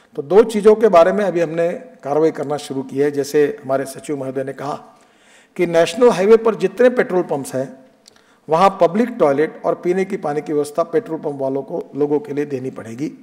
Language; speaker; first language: Hindi; non-native, local second language; Marathi